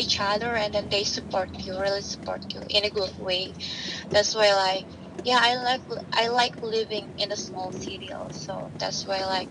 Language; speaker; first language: English; non-native, learner; Indonesian